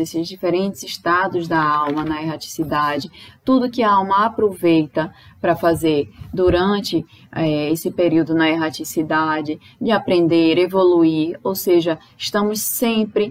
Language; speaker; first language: Portuguese; native; Portuguese